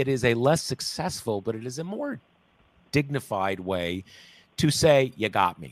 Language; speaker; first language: English; native; English